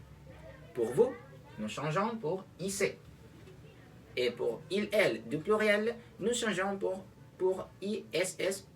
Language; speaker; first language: French; non-native, learner; Spanish